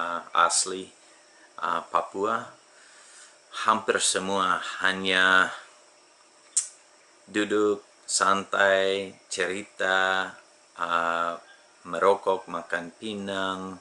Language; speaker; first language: Indonesian; non-native, fluent; English